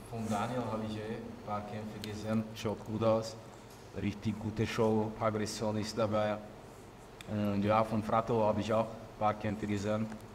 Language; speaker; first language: German; non-native, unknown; Slovak